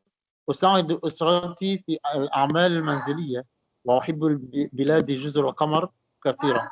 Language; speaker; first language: Arabic; non-native, learner; Comorian